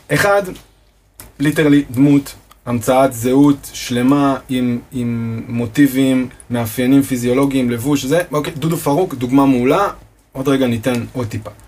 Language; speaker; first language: Hebrew; native; Hebrew